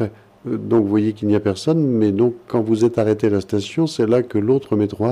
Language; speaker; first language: French; native; French